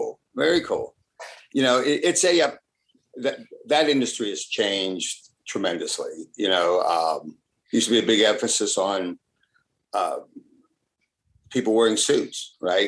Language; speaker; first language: English; early bilingual, other home language; Italian